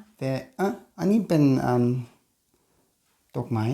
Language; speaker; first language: Thai; non-native, learner; German